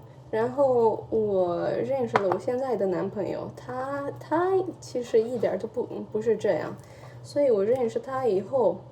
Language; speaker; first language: Chinese; early bilingual, heritage; Chinese